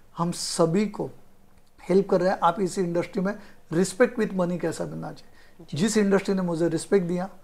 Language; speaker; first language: Hindi; non-native, local second language; Marathi